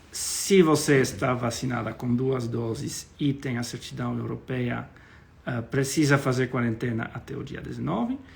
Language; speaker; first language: Portuguese; non-native, fluent; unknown